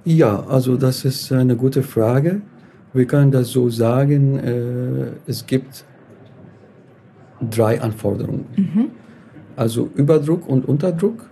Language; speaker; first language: German; non-native, fluent; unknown